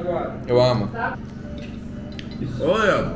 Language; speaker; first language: Portuguese; non-native, learner; English